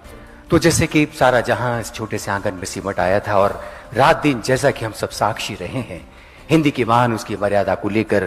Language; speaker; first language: Hindi; native; Hindi